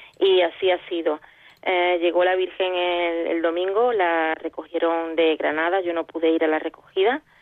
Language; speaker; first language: Spanish; native; Spanish